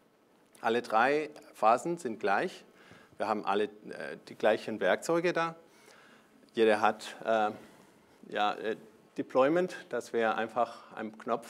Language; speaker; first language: German; non-native, fluent; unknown